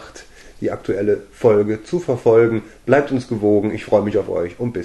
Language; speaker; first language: German; native; German